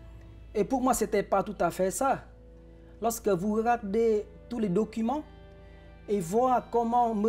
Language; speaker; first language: French; non-native, fluent; Vietnamese